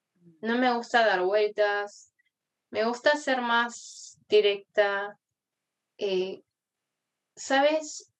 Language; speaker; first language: Spanish; early bilingual, other home language; Korean